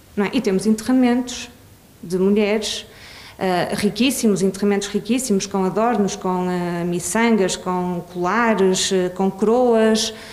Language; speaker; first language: Portuguese; early bilingual, other home language; Swedish